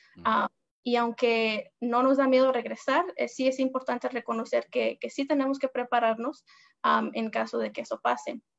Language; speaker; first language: Spanish; early bilingual, heritage; Spanish